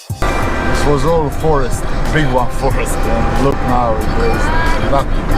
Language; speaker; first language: English; non-native, learner; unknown